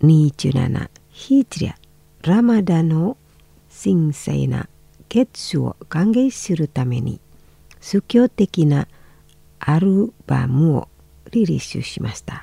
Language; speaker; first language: Japanese; non-native, fluent; Indonesian